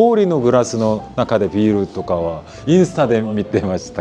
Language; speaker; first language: Japanese; non-native, learner; Korean